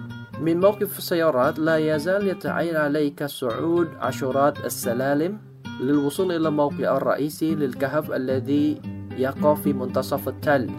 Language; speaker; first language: Arabic; non-native, fluent; Indonesian